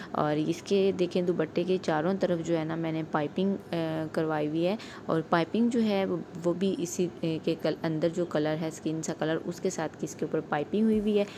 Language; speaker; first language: Urdu; native; Urdu